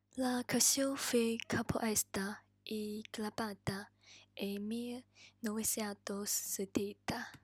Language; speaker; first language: Spanish; non-native, learner; English